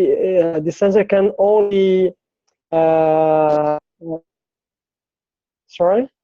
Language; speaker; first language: English; non-native, fluent; Arabic